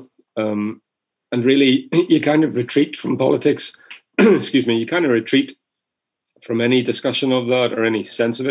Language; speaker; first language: English; native; English